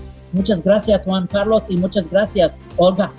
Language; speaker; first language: Spanish; non-native, fluent; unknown